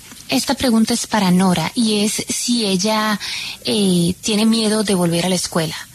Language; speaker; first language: Spanish; native; Spanish